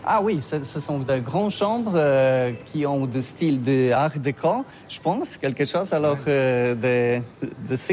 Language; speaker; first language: French; non-native, learner; Polish